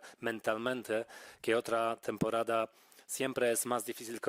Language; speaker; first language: Spanish; non-native, fluent; Polish